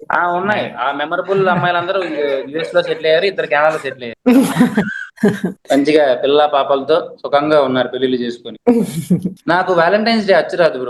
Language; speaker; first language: Telugu; native; Telugu